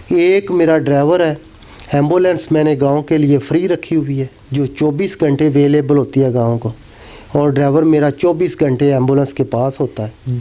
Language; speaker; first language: Urdu; non-native, local second language; Punjabi